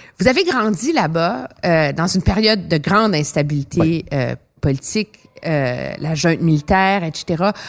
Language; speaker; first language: French; native; French